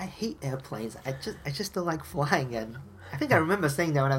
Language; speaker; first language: English; non-native, fluent; Japanese